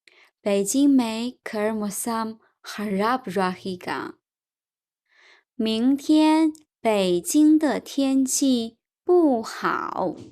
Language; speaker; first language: Chinese; non-native, learner; Urdu